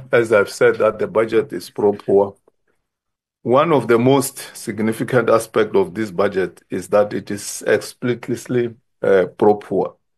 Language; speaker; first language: English; non-native, local second language; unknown